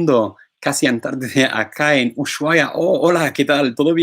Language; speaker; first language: Spanish; non-native, fluent; English